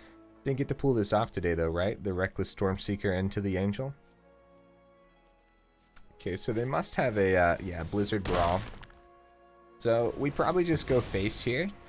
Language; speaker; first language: English; native; English